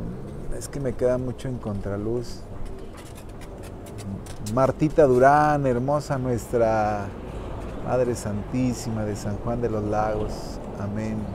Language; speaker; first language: Spanish; native; Spanish